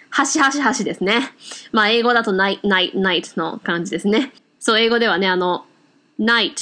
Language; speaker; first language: Japanese; native; Japanese